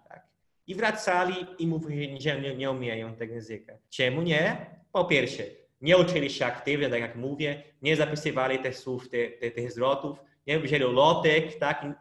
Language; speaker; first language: Polish; non-native, fluent; Portuguese